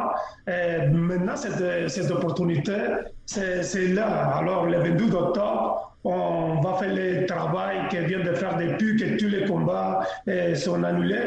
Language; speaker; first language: French; non-native, fluent; Spanish